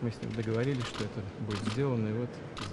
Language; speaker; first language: Russian; native; Russian